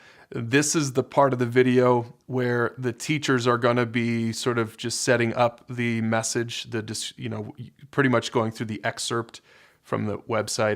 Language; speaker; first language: English; native; English